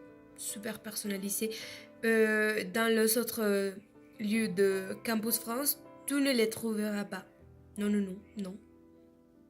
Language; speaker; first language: French; non-native, learner; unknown